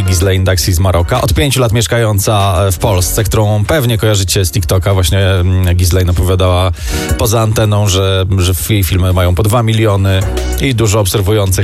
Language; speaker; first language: Polish; native; Polish